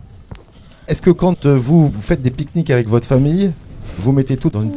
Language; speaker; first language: French; native; French